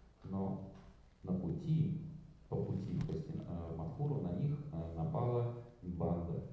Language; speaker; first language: Russian; native; Russian